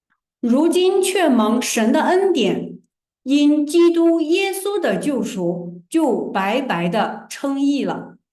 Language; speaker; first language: Chinese; native; Chinese